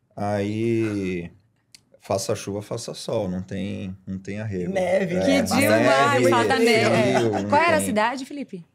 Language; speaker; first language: Portuguese; early bilingual, other home language; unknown